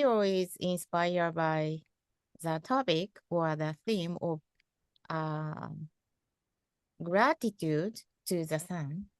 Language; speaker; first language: English; non-native, fluent; Japanese